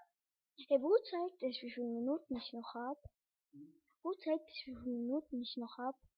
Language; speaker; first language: German; early bilingual, other home language; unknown